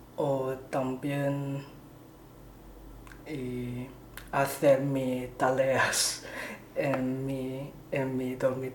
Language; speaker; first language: Spanish; non-native, learner; Chinese